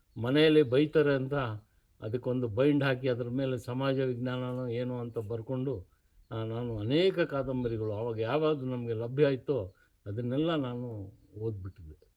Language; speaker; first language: Kannada; non-native, local second language; Urdu